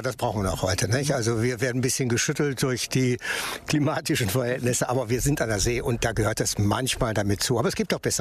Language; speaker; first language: German; native; German